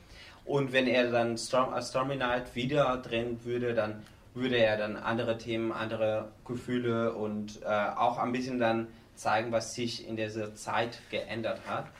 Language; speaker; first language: German; non-native, learner; Spanish